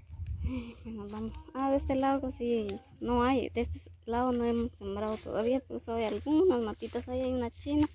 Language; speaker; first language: Spanish; native; Spanish